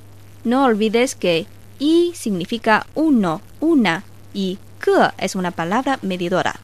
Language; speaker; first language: Spanish; non-native, fluent; Chinese